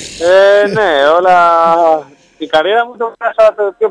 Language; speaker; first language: Greek; non-native, learner; Spanish